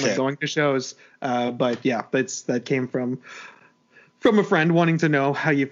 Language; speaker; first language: English; native; English